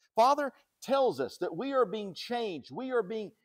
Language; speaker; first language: English; native; English